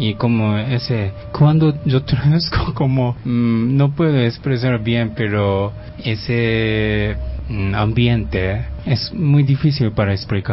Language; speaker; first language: Spanish; non-native, fluent; Japanese